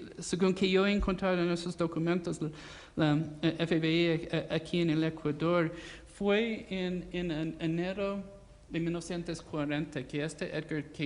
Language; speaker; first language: Spanish; non-native, fluent; English